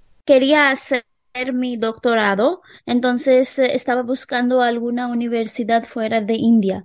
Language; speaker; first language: Spanish; non-native, local second language; Hindi